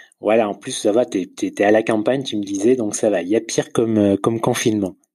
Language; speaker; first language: French; native; French